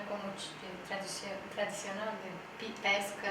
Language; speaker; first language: Spanish; non-native, learner; Portuguese